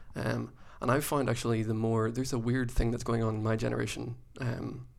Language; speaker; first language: English; native; English